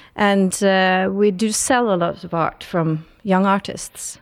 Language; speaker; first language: English; non-native, fluent; Norwegian